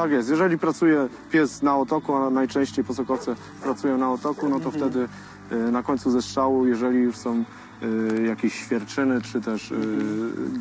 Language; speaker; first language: Polish; native; Polish